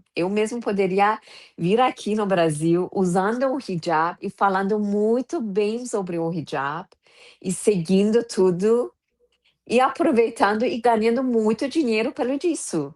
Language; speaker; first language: Portuguese; non-native, fluent; Persian